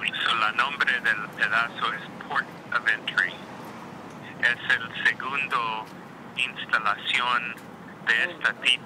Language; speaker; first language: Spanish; non-native, learner; English